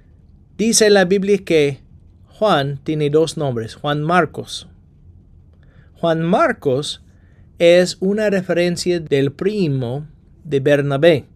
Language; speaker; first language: Spanish; non-native, fluent; English